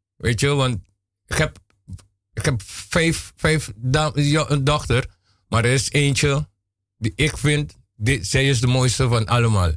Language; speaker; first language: Dutch; non-native, local second language; Papiamento